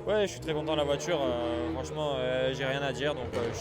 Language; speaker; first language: French; native; French